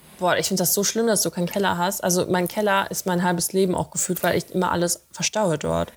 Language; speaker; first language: German; early bilingual, other home language; Russian